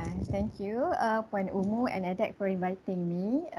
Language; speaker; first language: English; non-native, local second language; Malay